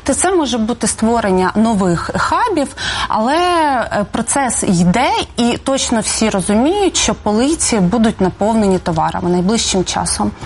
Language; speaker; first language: Ukrainian; native; Ukrainian